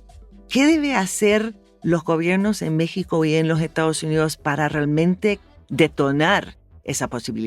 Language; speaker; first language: Spanish; non-native, fluent; English